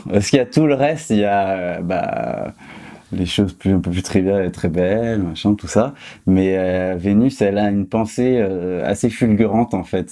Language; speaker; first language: French; native; French